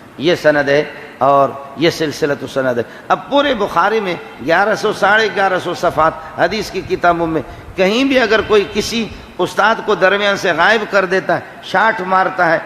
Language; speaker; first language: Urdu; non-native, local second language; Baluchi